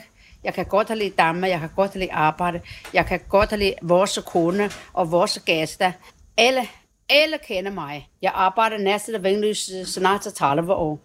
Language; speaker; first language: Danish; non-native, learner; Chinese